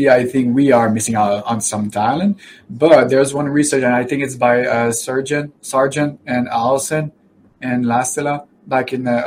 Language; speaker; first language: English; native; English